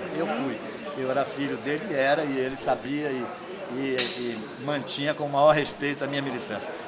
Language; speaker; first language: Portuguese; native; Portuguese